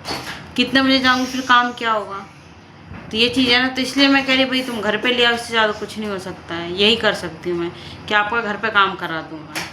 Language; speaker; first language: Hindi; native; Hindi